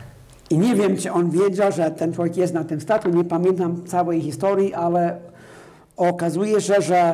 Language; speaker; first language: Polish; non-native, fluent; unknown